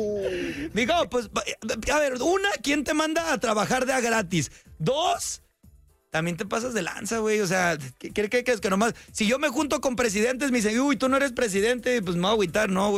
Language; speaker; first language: Spanish; native; Spanish